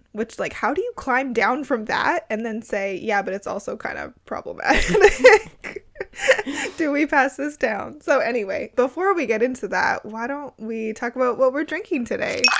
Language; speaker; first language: English; native; English